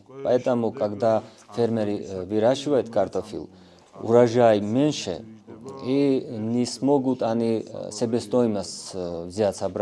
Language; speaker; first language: Russian; non-native, fluent; Georgian